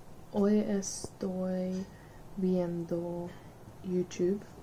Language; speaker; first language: Spanish; non-native, learner; English